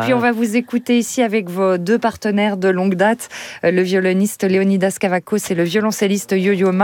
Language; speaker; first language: French; native; French